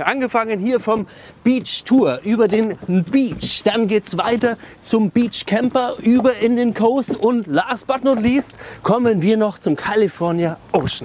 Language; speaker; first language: German; native; German